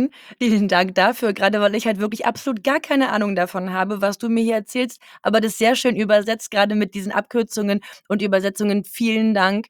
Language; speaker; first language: German; native; German